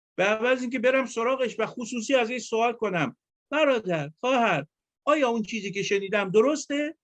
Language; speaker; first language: Persian; native; Persian